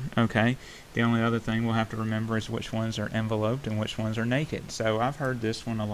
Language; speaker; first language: English; native; English